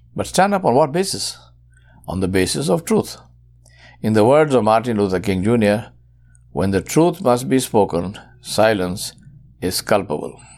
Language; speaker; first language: English; non-native, local second language; Urdu